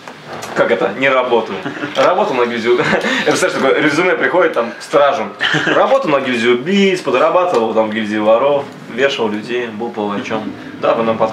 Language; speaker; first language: Russian; native; Russian